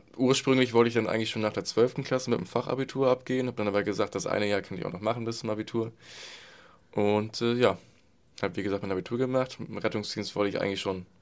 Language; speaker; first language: German; native; German